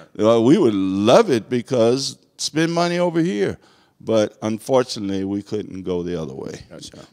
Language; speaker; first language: English; native; English